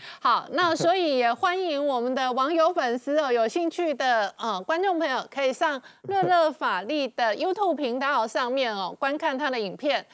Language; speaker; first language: Chinese; native; Chinese